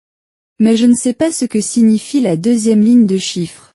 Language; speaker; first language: French; non-native, learner; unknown